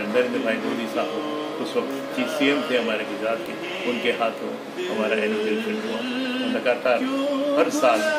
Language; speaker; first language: Hindi; non-native, local second language; Gujarati